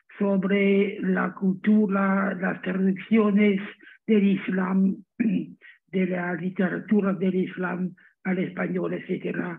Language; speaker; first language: Spanish; non-native, fluent; German